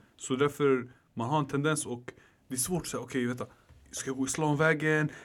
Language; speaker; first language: Swedish; early bilingual, other home language; Arabic